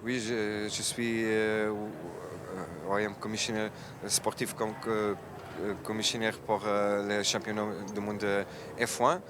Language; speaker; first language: French; non-native, fluent; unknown